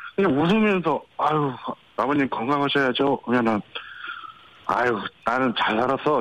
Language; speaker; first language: Korean; native; Korean